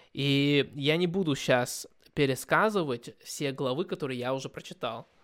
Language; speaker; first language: Russian; early bilingual, heritage; Russian